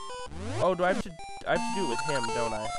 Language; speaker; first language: English; native; English